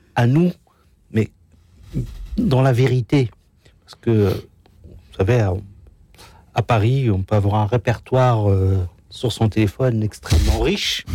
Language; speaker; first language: French; non-native, local second language; Kabyle